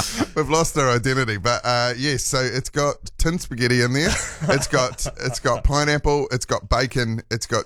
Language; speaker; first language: English; native; English